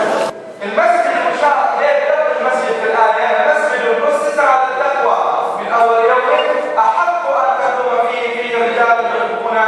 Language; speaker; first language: Arabic; native; Arabic